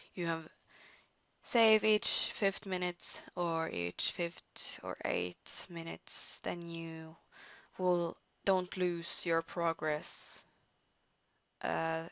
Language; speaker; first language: English; non-native, fluent; Norwegian